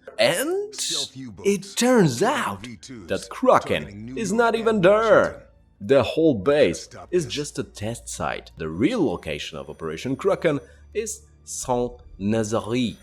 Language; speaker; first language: English; non-native, fluent; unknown